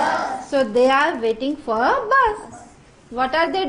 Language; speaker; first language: English; non-native, fluent; Gujarati